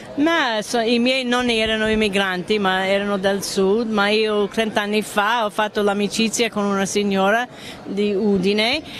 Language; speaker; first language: Italian; early bilingual, heritage; English